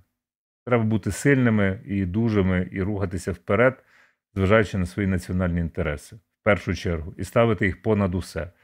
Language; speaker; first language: Ukrainian; native; Ukrainian